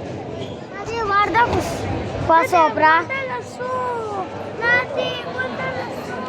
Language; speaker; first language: Italian; early bilingual, other home language; Filipino